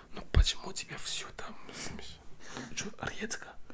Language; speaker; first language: Russian; non-native, learner; French